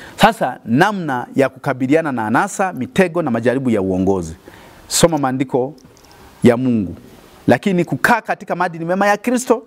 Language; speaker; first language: Swahili; native; Swahili